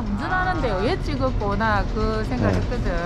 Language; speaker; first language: Korean; native; Korean